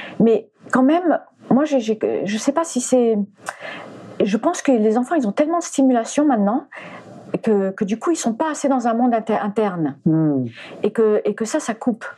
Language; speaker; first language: French; early bilingual, other home language; English